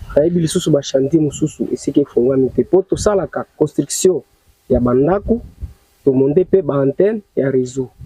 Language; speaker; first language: Lingala; non-native, local second language; Nande